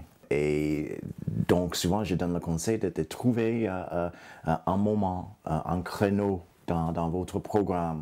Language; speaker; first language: French; non-native, fluent; English